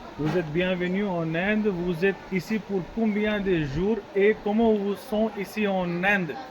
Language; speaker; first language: French; non-native, learner; Hindi